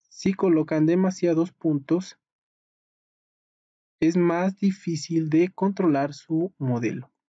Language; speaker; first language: Spanish; native; Spanish